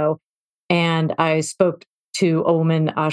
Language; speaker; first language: English; native; English